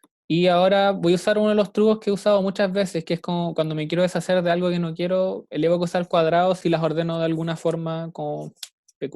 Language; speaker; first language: Spanish; native; Spanish